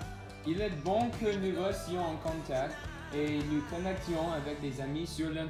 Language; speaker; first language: French; non-native, learner; English